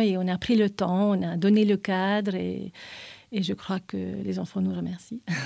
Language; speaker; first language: French; non-native, fluent; Hungarian